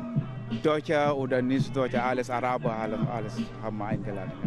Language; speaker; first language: German; non-native, learner; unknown